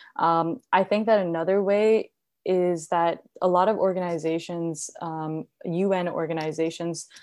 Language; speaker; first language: English; non-native, local second language; Hindi